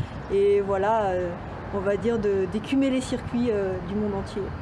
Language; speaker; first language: French; native; French